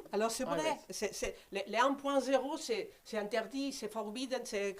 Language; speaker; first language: French; non-native, fluent; Spanish